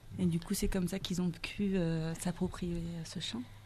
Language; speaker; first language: French; native; French